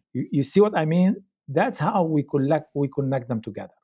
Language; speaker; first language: English; non-native, fluent; Arabic